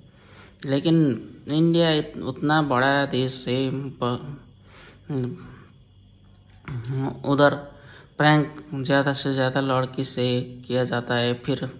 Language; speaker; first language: Hindi; non-native, learner; Nepali